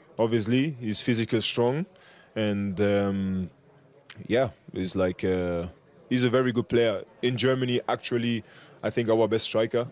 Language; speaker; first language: English; non-native, fluent; German